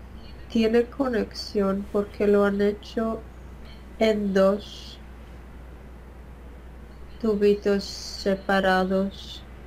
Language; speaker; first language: Spanish; non-native, fluent; Latvian